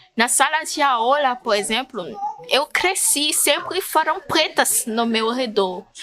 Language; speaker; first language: Portuguese; non-native, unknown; Fon